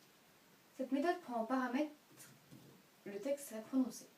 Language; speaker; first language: French; native; French